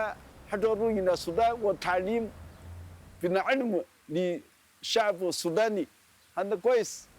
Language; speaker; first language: Arabic; non-native, fluent; Chinese